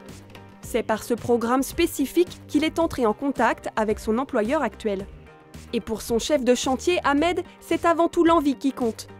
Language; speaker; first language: French; native; French